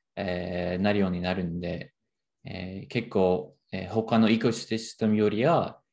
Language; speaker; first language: Japanese; non-native, fluent; English